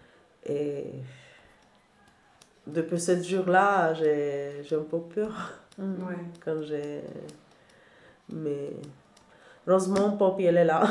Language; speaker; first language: French; non-native, learner; Albanian